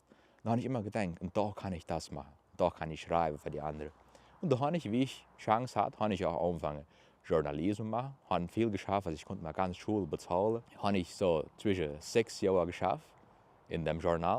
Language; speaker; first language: German; early bilingual, heritage; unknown